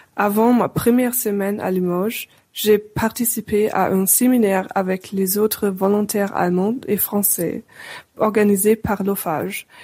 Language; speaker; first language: French; non-native, fluent; German